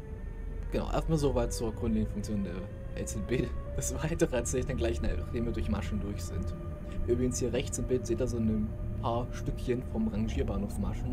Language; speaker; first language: German; native; German